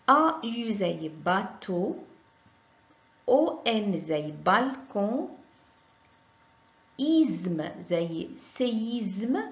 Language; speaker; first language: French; non-native, fluent; Arabic